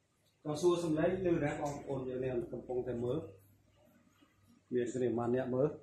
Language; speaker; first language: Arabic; non-native, fluent; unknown